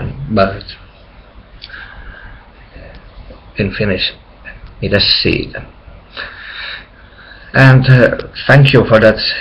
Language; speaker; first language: English; non-native, learner; Finnish